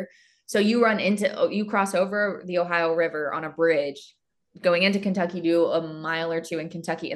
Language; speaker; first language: English; native; English